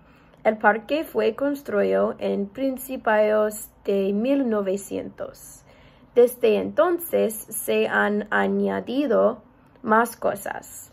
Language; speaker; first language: Spanish; non-native, learner; English